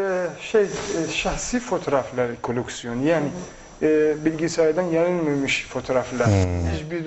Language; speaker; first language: Turkish; non-native, fluent; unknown